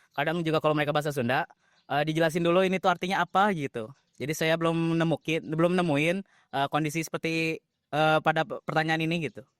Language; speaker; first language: Indonesian; native; Indonesian